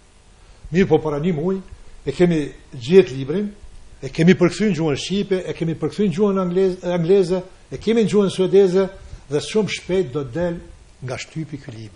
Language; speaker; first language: Albanian; native; Albanian